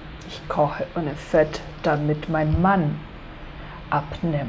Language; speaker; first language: German; non-native, fluent; Portuguese